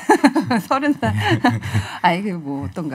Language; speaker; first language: Korean; native; Korean